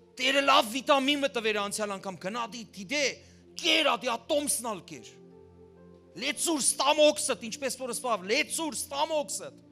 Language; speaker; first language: Armenian; early bilingual, heritage; Armenian